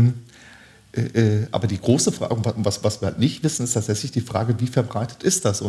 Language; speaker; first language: German; early bilingual, other home language; Turkish